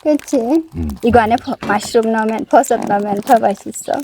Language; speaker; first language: Korean; non-native, learner; Bangla